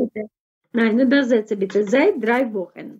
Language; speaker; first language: German; non-native, fluent; Russian